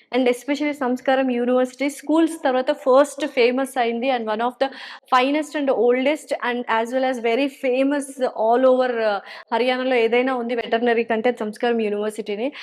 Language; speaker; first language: Telugu; native; Telugu